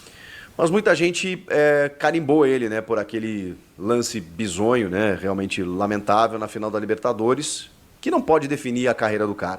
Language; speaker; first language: Portuguese; native; Portuguese